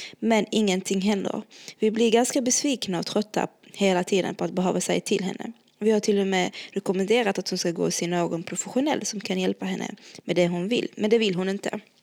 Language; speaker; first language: Swedish; early bilingual, other home language; Arabic